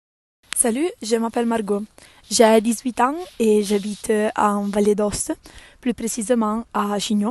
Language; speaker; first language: French; non-native, local second language; Italian